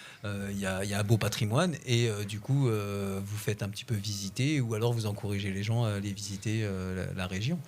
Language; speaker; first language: French; native; French